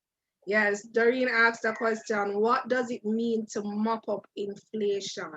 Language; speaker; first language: English; native; English